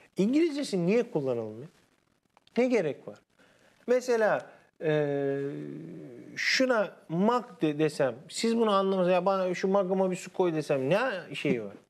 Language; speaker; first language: Turkish; native; Turkish